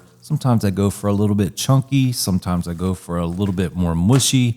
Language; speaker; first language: English; native; English